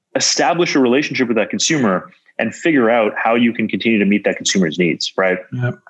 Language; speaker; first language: English; native; English